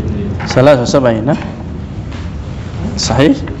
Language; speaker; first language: Arabic; non-native, fluent; Indonesian